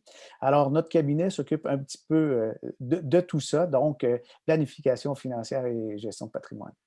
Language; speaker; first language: French; native; French